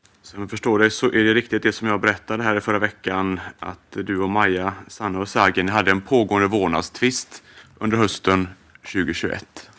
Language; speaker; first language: Swedish; native; Swedish